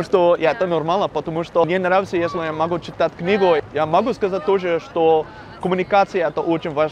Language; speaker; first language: Russian; non-native, learner; Dutch